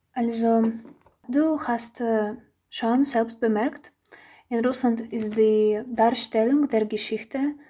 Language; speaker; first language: German; non-native, fluent; Russian